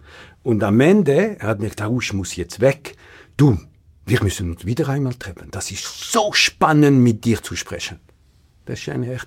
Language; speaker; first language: German; non-native, local second language; French